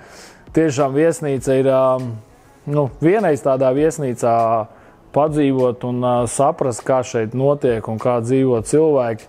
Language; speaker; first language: Latvian; native; Latvian